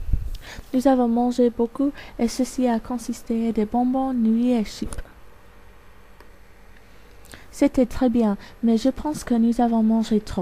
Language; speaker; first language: French; non-native, learner; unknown